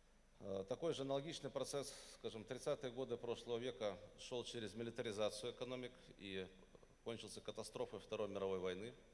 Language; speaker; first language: Russian; native; Russian